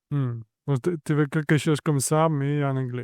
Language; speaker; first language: French; non-native, fluent; Spanish